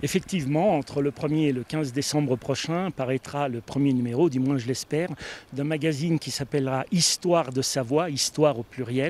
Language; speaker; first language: French; native; French